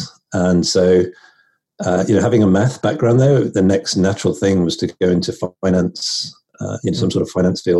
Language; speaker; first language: English; native; English